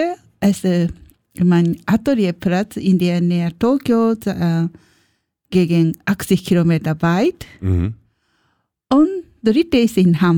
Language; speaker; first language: German; non-native, learner; Japanese